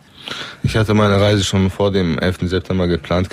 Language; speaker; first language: German; early bilingual, other home language; Turkish